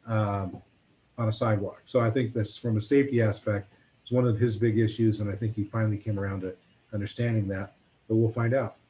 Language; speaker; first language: English; native; English